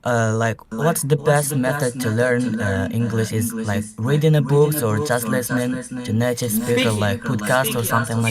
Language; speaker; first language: English; non-native, learner; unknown